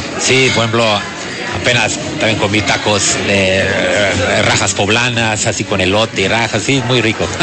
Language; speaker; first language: Spanish; non-native, fluent; German